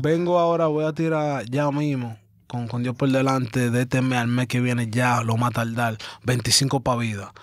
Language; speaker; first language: Spanish; early bilingual, heritage; Spanish